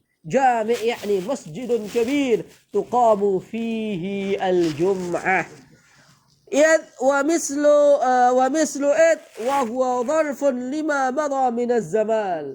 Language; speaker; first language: Arabic; non-native, fluent; Indonesian